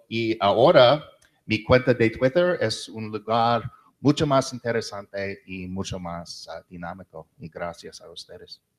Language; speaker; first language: Spanish; non-native, learner; English